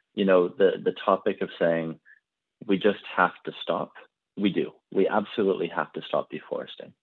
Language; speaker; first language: English; native; English